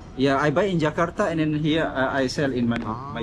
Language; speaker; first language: English; non-native, learner; Indonesian